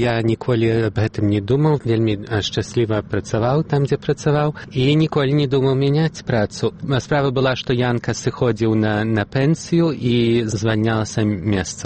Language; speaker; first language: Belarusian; early bilingual, heritage; Belarusian